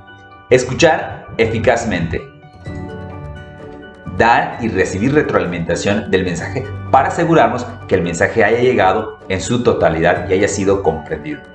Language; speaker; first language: Spanish; native; Spanish